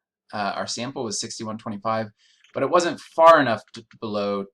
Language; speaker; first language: English; native; English